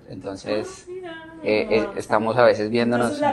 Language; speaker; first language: Spanish; native; Spanish